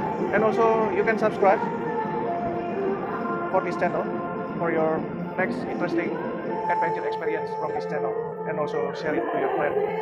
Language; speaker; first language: English; non-native, fluent; Indonesian